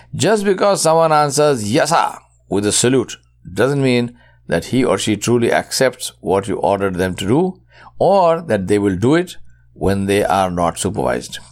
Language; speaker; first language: English; non-native, local second language; Urdu